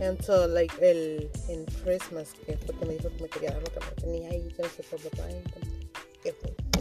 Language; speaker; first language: Spanish; early bilingual, heritage; Spanish